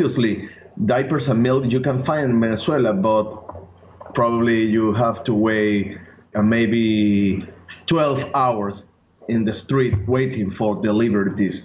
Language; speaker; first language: English; non-native, learner; Spanish